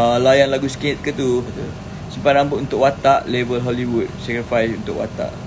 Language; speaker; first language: Malay; native; Malay